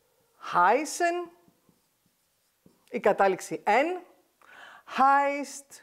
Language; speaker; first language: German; non-native, fluent; Greek